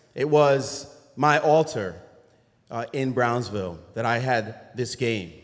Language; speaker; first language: English; native; English